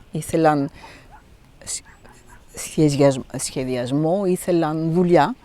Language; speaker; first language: Greek; non-native, fluent; French